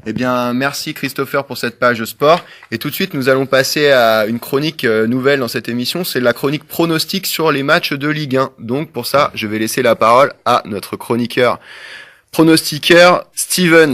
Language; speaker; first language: French; native; French